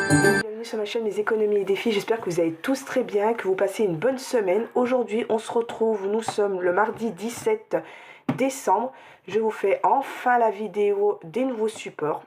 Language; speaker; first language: French; native; French